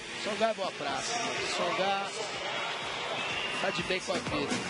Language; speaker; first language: Portuguese; native; Portuguese